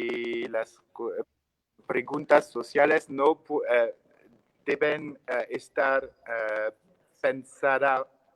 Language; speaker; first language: Spanish; non-native, learner; French